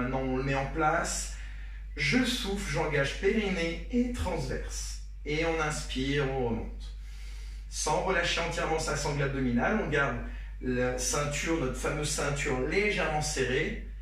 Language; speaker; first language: French; native; French